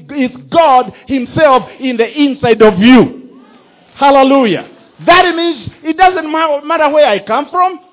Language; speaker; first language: English; non-native, local second language; Kikuyu